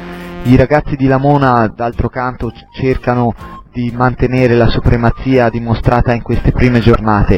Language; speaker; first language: Italian; native; Italian